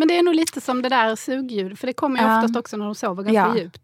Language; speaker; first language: Swedish; native; Swedish